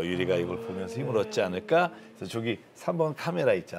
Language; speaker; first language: Korean; native; Korean